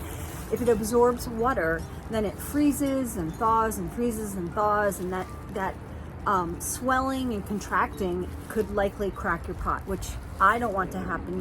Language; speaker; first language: English; native; English